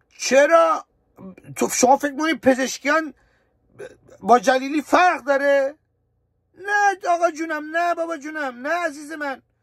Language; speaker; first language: Persian; native; Persian